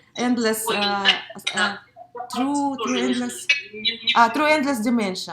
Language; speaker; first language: English; non-native, learner; Russian